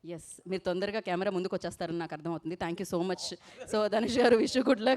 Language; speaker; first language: Telugu; native; Telugu